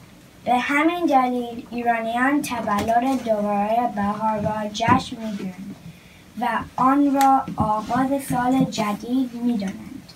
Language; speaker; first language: Persian; early bilingual, heritage; Persian